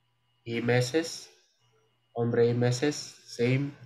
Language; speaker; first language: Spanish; non-native, learner; Filipino